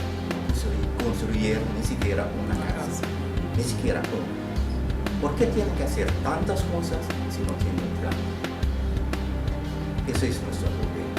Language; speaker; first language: Spanish; non-native, fluent; Papiamento